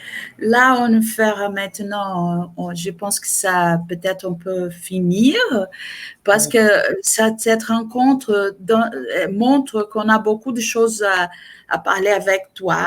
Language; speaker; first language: French; non-native, fluent; Portuguese